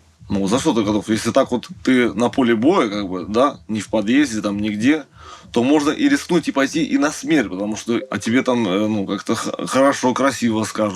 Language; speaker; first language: Russian; native; Russian